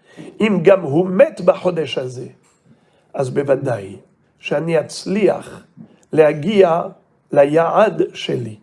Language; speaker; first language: Hebrew; non-native, fluent; French